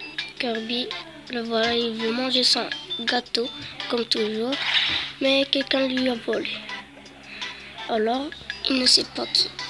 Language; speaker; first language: French; native; French